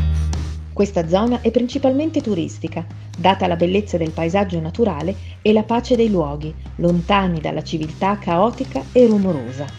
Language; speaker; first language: Italian; native; Italian